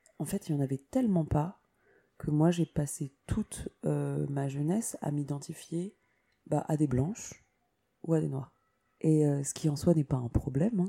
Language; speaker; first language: French; native; French